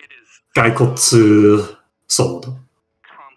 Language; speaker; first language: Japanese; non-native, learner; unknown